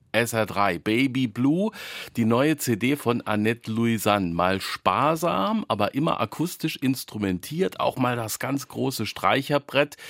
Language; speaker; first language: German; native; German